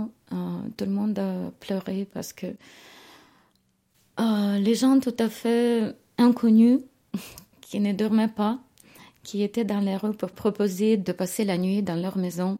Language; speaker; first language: French; non-native, learner; Ukrainian